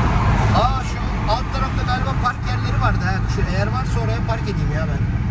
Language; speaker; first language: Turkish; native; Turkish